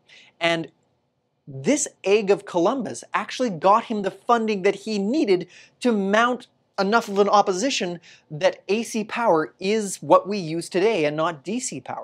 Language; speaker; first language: English; native; English